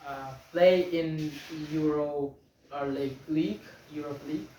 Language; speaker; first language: English; non-native, learner; Indonesian